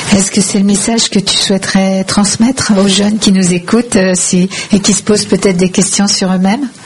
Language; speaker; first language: French; native; French